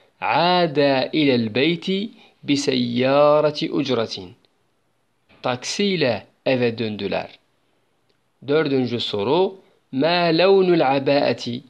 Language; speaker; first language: Arabic; non-native, fluent; Turkish